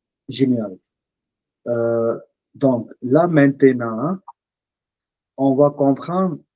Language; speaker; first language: French; non-native, fluent; Punjabi